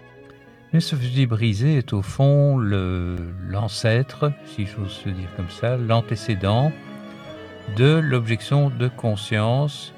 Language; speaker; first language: French; native; French